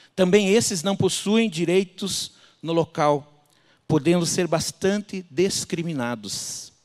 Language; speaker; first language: Portuguese; native; Portuguese